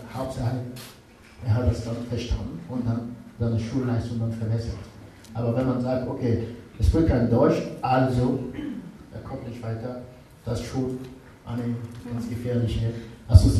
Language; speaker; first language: German; non-native, fluent; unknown